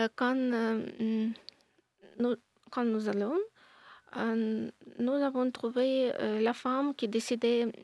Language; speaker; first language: French; non-native, learner; Ukrainian